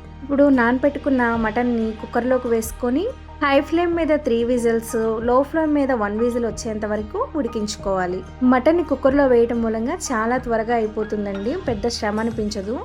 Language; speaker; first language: Telugu; native; Telugu